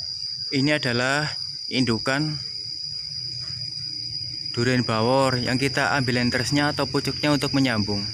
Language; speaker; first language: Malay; non-native, local second language; Javanese